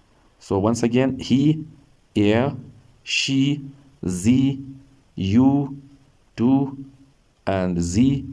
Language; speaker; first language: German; non-native, learner; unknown